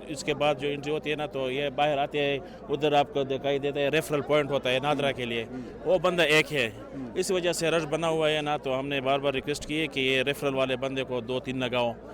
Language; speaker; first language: Urdu; non-native, local second language; Pashto